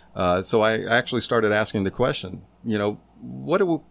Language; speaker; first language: English; native; English